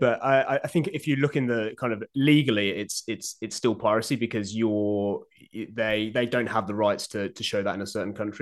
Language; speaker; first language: English; native; English